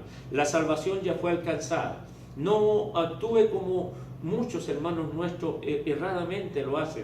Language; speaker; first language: Spanish; native; Spanish